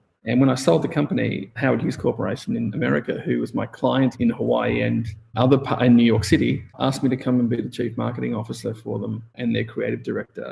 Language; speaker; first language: English; native; English